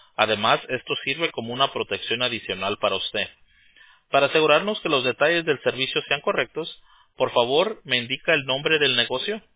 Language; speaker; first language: Spanish; early bilingual, heritage; Spanish